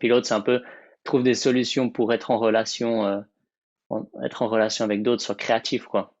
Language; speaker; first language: French; native; French